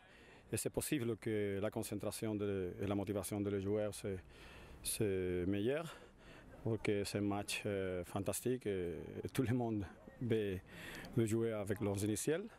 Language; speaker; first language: French; non-native, learner; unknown